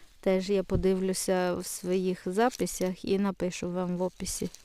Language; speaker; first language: Ukrainian; native; Ukrainian